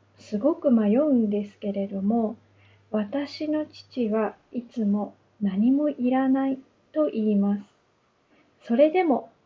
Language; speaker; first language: Japanese; native; Japanese